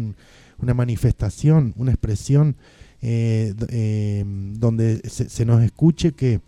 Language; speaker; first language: Spanish; native; Spanish